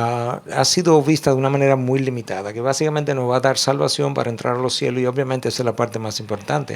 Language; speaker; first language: Spanish; native; Spanish